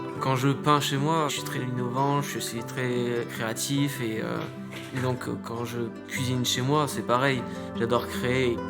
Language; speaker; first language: French; native; French